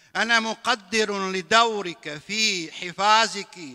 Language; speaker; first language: Arabic; non-native, fluent; Bosnian